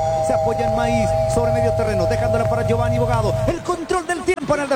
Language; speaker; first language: Spanish; native; Spanish